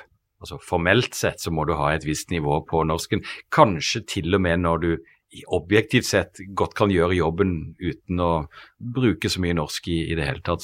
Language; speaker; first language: Norwegian; native; Norwegian